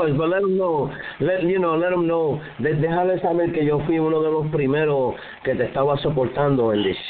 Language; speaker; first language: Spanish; early bilingual, heritage; Spanish